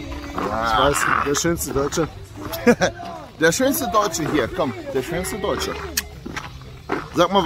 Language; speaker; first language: German; non-native, fluent; Korean